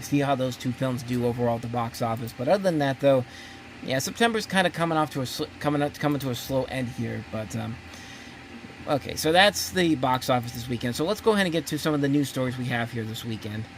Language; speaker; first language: English; native; English